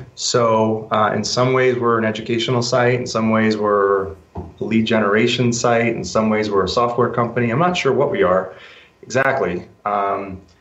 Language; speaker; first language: English; native; English